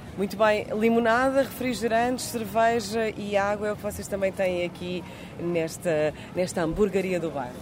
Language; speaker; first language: Portuguese; native; Portuguese